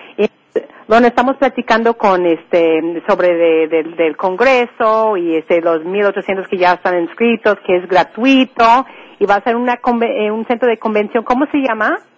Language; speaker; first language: Spanish; non-native, fluent; English